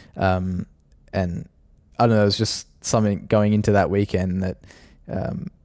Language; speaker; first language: English; native; English